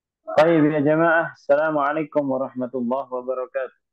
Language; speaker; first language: Arabic; non-native, fluent; Indonesian